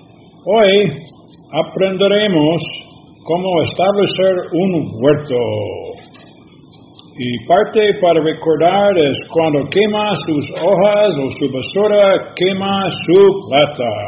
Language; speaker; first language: Spanish; non-native, learner; English